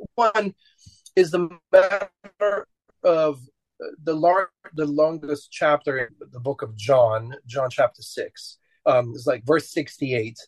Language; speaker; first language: English; non-native, fluent; Romanian